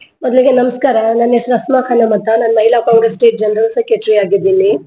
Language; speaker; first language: Kannada; native; Kannada